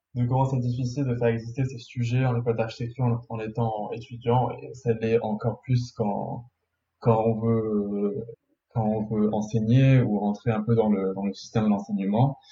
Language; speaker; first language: French; non-native, local second language; Arabic